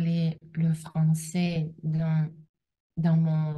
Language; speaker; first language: French; non-native, learner; Russian